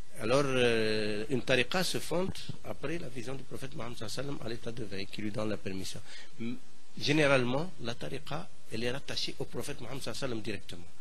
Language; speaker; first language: French; non-native, local second language; Arabic